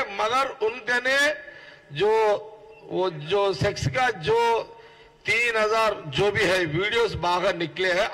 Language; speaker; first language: Hindi; non-native, local second language; Telugu